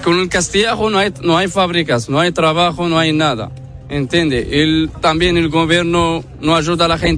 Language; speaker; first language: Spanish; non-native, learner; Arabic